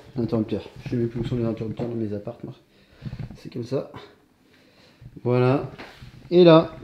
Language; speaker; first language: French; native; French